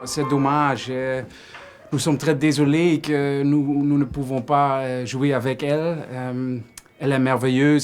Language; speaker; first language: French; non-native, fluent; Dutch